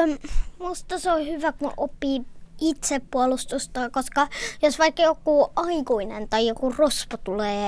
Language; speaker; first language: Finnish; early bilingual, heritage; Finnish